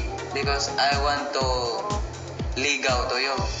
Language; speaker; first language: English; non-native, learner; Filipino